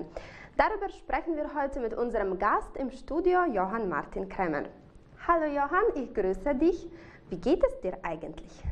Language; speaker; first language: German; non-native, fluent; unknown